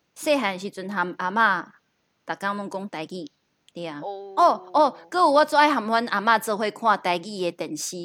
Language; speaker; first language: Chinese; non-native, local second language; Min Nan Chinese